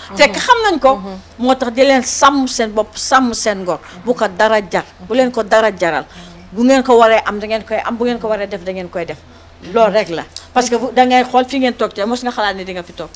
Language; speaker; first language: Wolof; non-native, local second language; Fula